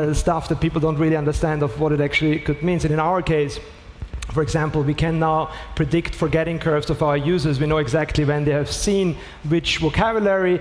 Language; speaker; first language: English; non-native, fluent; German